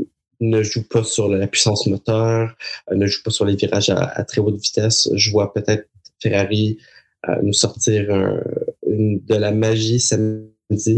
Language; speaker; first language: French; native; French